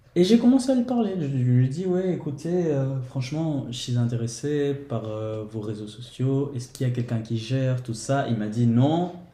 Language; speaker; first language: French; early bilingual, other home language; Portuguese